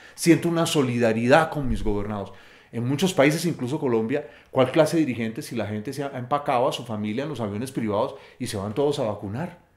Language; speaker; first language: Spanish; native; Spanish